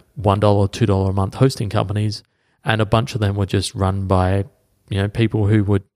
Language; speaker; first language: English; native; English